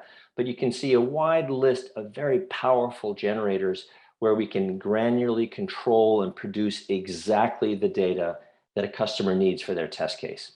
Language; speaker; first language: English; native; English